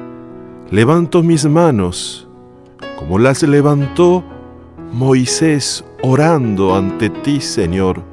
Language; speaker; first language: Spanish; native; Spanish